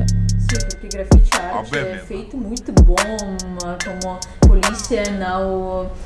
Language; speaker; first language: Portuguese; non-native, learner; Russian